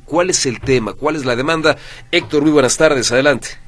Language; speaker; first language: Spanish; native; Spanish